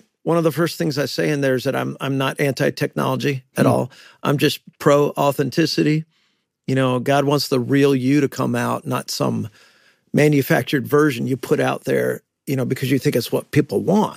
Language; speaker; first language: English; native; English